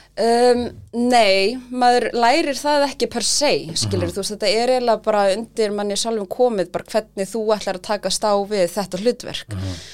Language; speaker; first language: Icelandic; early bilingual, other home language; Thai